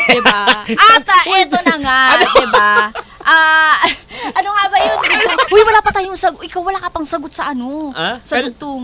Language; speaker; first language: Filipino; native; Filipino